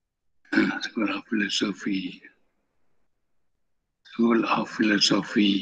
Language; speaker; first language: English; non-native, fluent; Indonesian